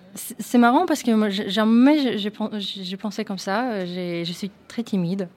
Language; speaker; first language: French; non-native, fluent; Russian